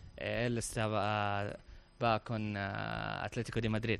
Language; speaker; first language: Spanish; non-native, learner; Arabic